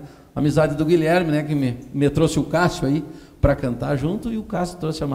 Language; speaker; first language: Portuguese; native; Portuguese